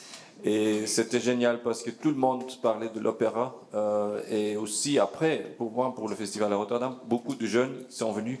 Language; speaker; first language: French; non-native, fluent; Dutch